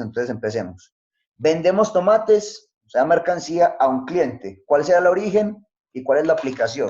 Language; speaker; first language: Spanish; native; Spanish